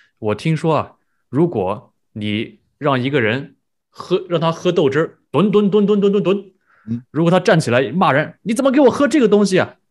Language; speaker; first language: Chinese; native; Chinese